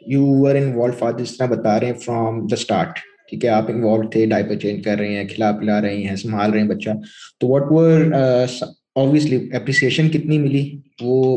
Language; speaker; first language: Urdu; native; Urdu